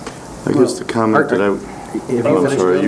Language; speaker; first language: English; native; English